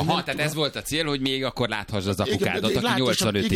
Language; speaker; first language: Hungarian; native; Hungarian